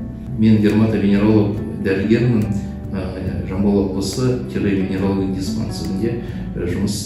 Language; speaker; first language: Kazakh; non-native, learner; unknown